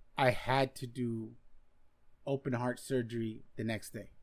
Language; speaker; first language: English; non-native, fluent; Spanish